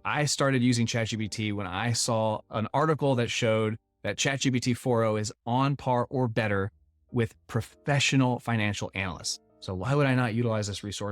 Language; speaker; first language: English; native; English